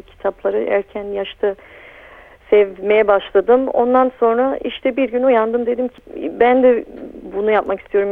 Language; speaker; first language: Turkish; early bilingual, heritage; Turkish